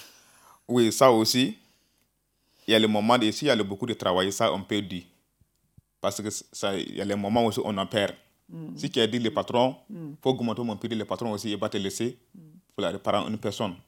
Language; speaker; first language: French; non-native, learner; Bambara